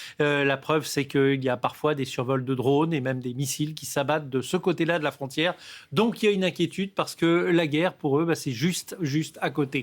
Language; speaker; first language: French; native; French